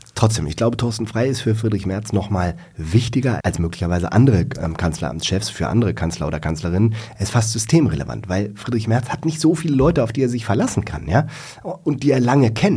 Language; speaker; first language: German; native; German